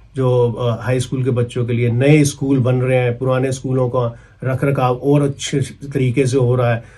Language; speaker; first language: Hindi; native; Hindi